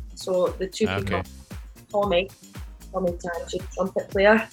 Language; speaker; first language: English; native; English